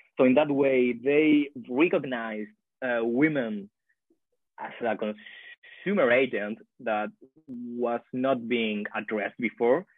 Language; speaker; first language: English; non-native, fluent; Spanish